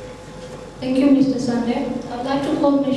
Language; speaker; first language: English; non-native, local second language; Swahili